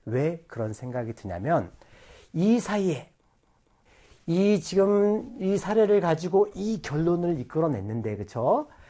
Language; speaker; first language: Korean; native; Korean